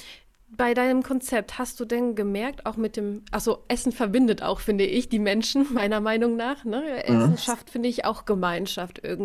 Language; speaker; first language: German; native; German